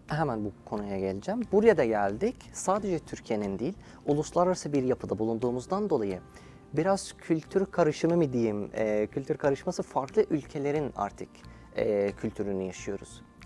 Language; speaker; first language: Turkish; non-native, fluent; Arabic